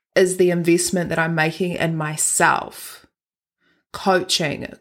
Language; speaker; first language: English; native; English